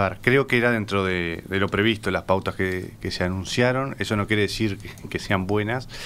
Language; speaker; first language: Spanish; native; Spanish